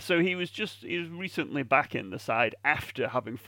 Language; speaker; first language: English; native; English